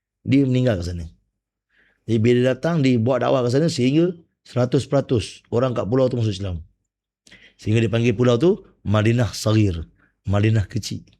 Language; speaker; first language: Malay; native; Malay